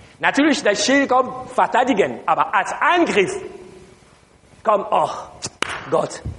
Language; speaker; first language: German; non-native, learner; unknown